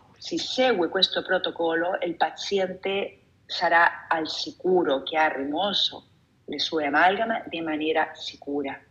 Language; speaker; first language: Italian; non-native, fluent; Spanish